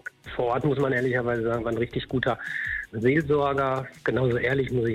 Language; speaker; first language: German; native; German